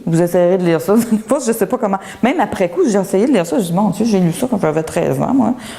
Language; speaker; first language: French; native; French